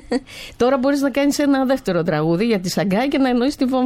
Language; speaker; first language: Greek; native; Greek